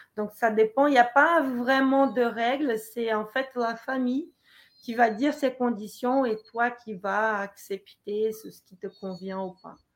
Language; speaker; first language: French; non-native, fluent; Portuguese